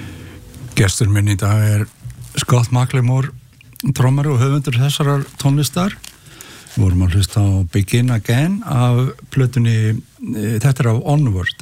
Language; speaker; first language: Icelandic; native; Icelandic